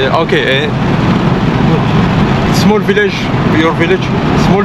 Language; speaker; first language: English; non-native, learner; French